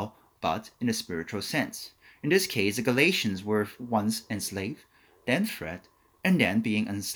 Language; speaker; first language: English; non-native, local second language; Cantonese